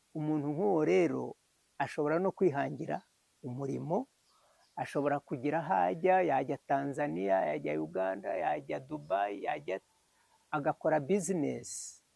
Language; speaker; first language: Kinyarwanda; early bilingual, heritage; Kinyarwanda